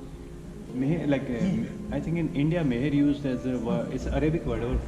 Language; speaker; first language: English; non-native, local second language; Hindi